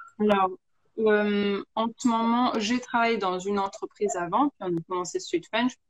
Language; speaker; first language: French; native; French